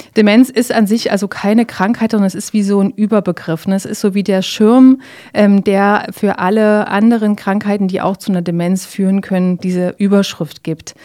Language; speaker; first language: German; native; German